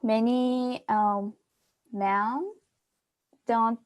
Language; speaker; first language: English; non-native, fluent; Japanese